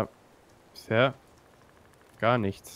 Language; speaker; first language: German; native; German